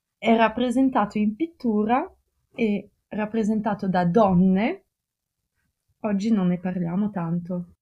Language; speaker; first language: Italian; non-native, fluent; Russian